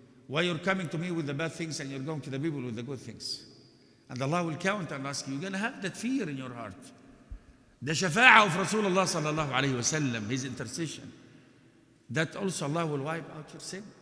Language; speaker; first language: English; non-native, fluent; Arabic